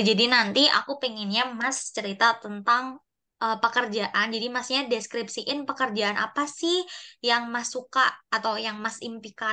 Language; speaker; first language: Indonesian; native; Indonesian